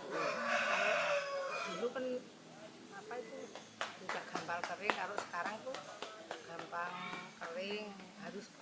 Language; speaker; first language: Indonesian; non-native, local second language; Javanese